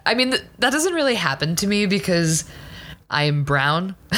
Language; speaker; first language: English; early bilingual, other home language; Spanish